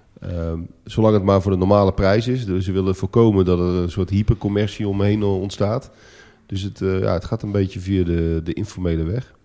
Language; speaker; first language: Dutch; native; Dutch